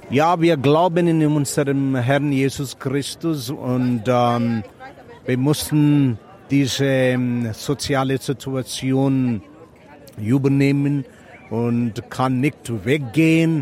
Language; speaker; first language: German; non-native, learner; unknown